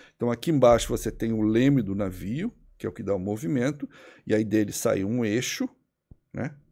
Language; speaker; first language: Portuguese; native; Portuguese